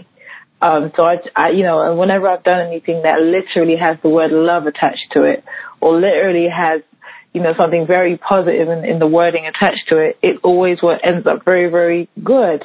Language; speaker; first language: English; native; English